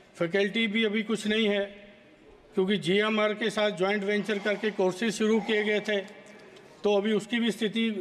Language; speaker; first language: Hindi; native; Hindi